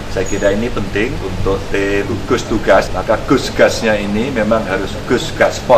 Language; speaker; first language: Indonesian; native; Indonesian